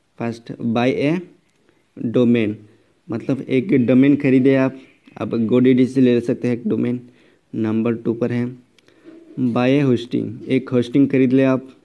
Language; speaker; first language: Hindi; non-native, local second language; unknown